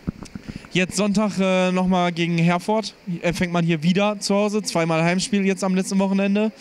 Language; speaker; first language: German; native; German